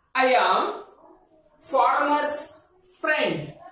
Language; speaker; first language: English; non-native, local second language; Kannada